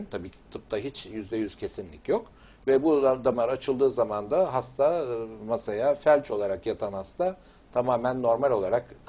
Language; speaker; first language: Turkish; native; Turkish